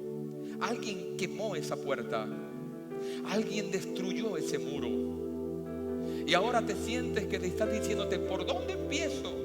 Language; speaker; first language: Spanish; native; Spanish